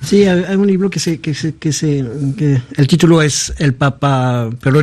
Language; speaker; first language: Spanish; non-native, fluent; French